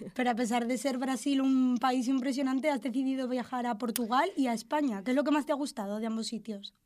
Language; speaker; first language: Spanish; native; Spanish